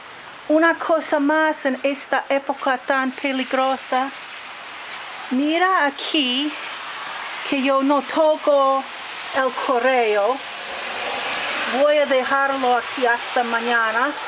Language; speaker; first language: Spanish; non-native, learner; English